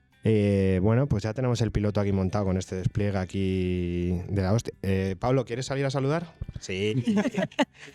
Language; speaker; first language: Spanish; native; Spanish